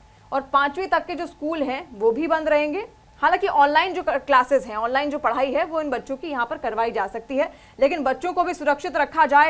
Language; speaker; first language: Hindi; native; Hindi